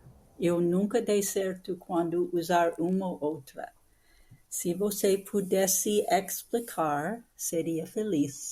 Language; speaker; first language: Portuguese; non-native, learner; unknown